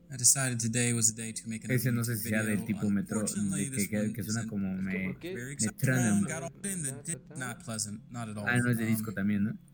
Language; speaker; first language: Spanish; native; Spanish